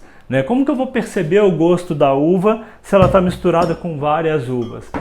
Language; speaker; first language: Portuguese; native; Portuguese